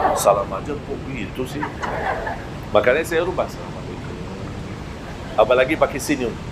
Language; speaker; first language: Malay; non-native, fluent; Arabic